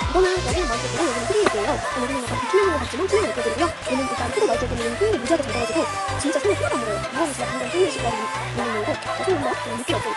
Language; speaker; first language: Korean; native; Korean